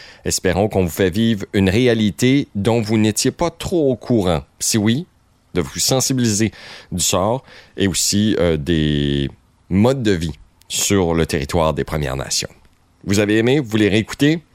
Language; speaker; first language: French; native; French